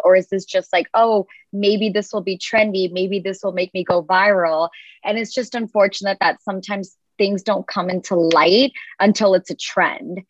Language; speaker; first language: English; native; English